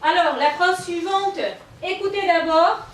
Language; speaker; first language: French; non-native, fluent; Russian